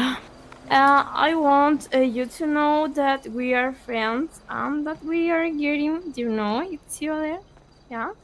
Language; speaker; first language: English; non-native, learner; Spanish